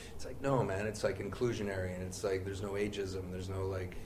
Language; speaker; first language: English; native; English